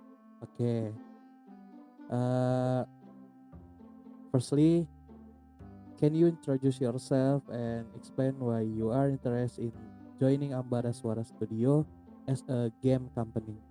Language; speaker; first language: English; non-native, learner; Indonesian